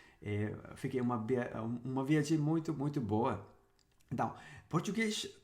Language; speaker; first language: Portuguese; non-native, fluent; Sinhala